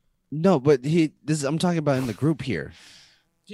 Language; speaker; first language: English; native; English